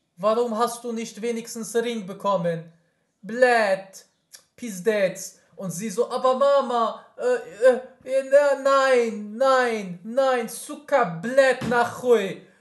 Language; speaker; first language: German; early bilingual, other home language; Arabic